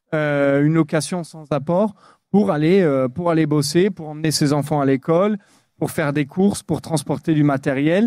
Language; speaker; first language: French; native; French